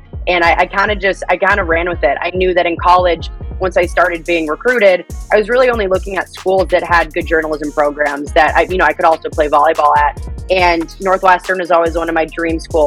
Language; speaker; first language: English; native; English